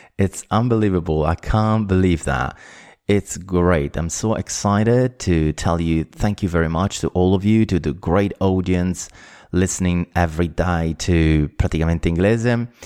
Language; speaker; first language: English; non-native, fluent; Italian